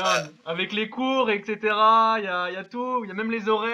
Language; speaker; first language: French; native; French